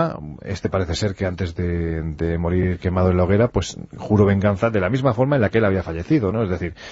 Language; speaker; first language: Spanish; native; Spanish